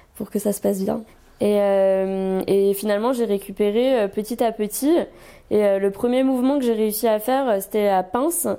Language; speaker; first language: French; native; French